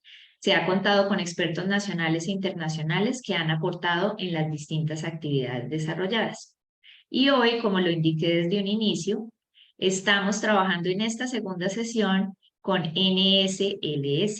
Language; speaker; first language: Spanish; native; Spanish